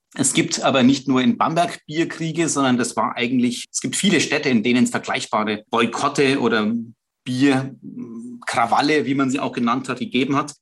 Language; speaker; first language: German; native; German